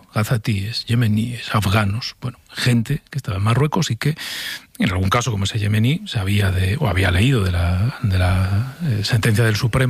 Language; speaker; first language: Spanish; native; Spanish